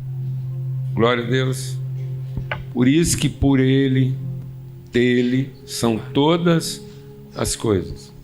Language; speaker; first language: Portuguese; native; Portuguese